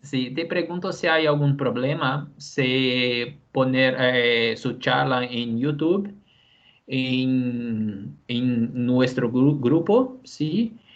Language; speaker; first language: Spanish; non-native, fluent; Portuguese